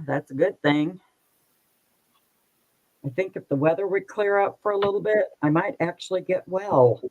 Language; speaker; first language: English; native; English